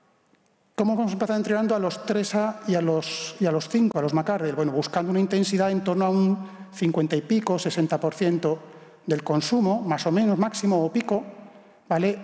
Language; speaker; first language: Spanish; native; Spanish